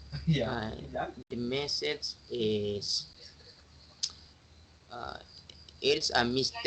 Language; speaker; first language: English; non-native, learner; Indonesian